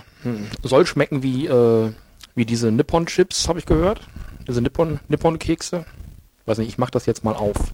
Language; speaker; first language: German; native; German